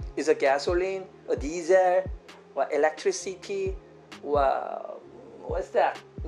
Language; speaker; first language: English; non-native, fluent; Korean